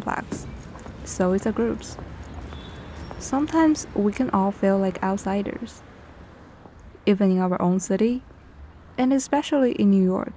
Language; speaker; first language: English; non-native, fluent; Chinese